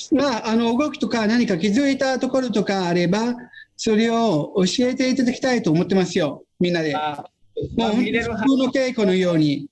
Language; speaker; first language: Japanese; non-native, fluent; Italian